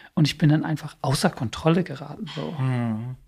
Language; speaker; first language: German; early bilingual, other home language; English